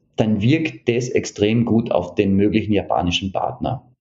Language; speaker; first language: German; native; German